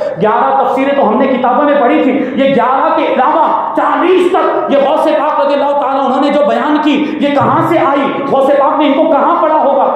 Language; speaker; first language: Urdu; native; Urdu